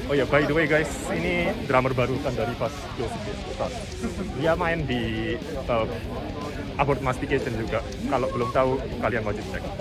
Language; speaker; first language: Indonesian; non-native, fluent; Japanese